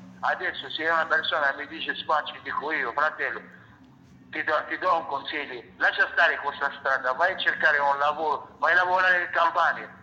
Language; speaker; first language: Italian; non-native, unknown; Arabic